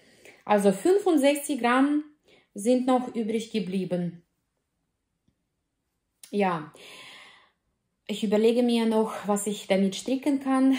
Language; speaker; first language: German; non-native, fluent; Russian